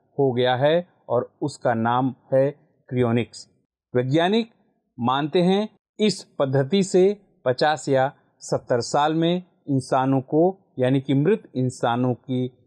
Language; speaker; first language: Hindi; non-native, local second language; Gujarati